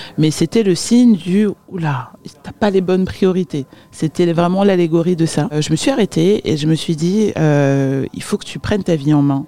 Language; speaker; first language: French; early bilingual, other home language; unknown